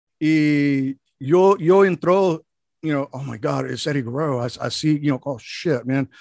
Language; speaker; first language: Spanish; non-native, learner; English